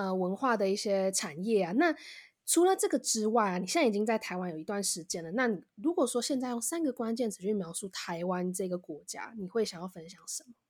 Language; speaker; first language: Chinese; native; Chinese